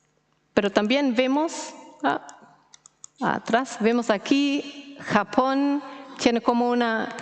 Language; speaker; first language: Spanish; non-native, fluent; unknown